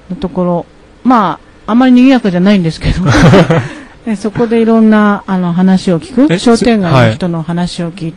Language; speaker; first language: Japanese; native; Japanese